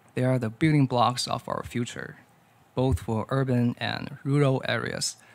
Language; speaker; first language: English; non-native, learner; Chinese